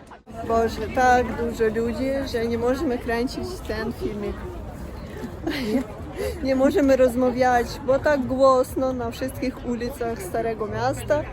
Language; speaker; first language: Polish; non-native, learner; Russian